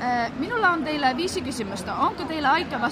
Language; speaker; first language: Finnish; non-native, learner; Estonian